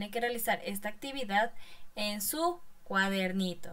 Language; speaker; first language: Spanish; non-native, fluent; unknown